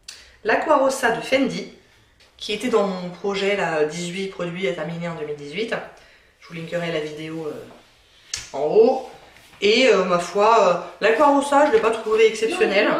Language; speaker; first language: French; native; French